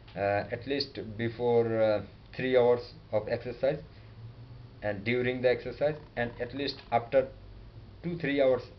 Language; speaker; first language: English; non-native, local second language; Bangla